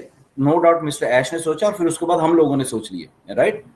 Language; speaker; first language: Hindi; native; Hindi